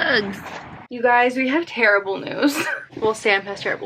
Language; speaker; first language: English; native; English